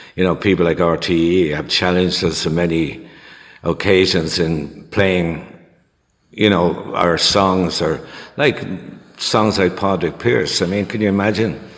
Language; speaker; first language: English; native; English